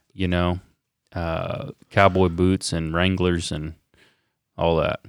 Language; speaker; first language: English; native; English